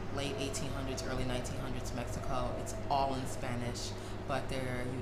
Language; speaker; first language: English; native; English